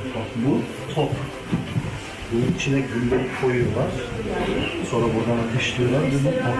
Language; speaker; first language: Turkish; non-native, fluent; Kazakh